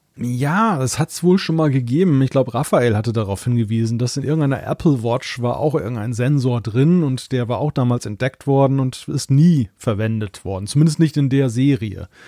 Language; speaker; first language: German; native; German